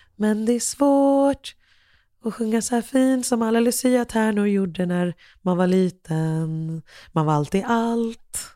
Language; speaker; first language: Swedish; early bilingual, other home language; English